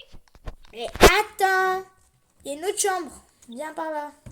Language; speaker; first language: French; native; French